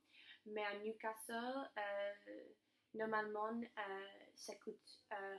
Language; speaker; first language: French; non-native, learner; English